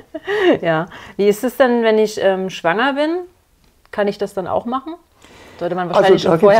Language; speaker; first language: German; native; German